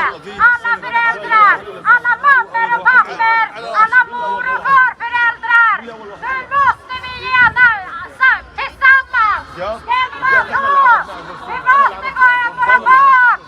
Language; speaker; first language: Swedish; early bilingual, other home language; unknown